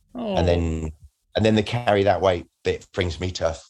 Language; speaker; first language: English; native; English